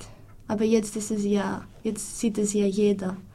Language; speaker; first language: German; non-native, fluent; Greek